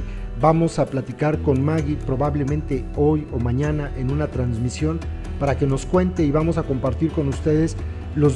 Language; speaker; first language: Spanish; native; Spanish